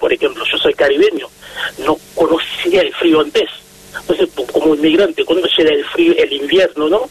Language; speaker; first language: Spanish; non-native, fluent; Haitian Creole